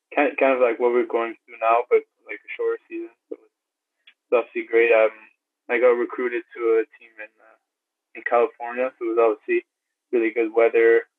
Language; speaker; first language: English; native; English